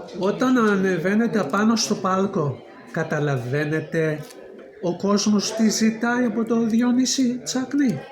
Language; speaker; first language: Greek; early bilingual, heritage; Greek